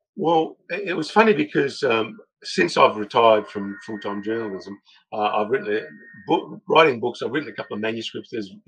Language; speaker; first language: English; native; English